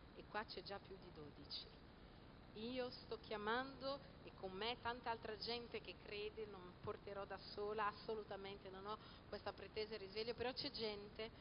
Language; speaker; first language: Italian; non-native, fluent; Portuguese